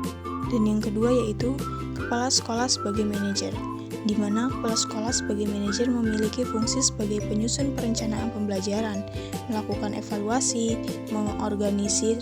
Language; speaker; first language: Indonesian; native; Indonesian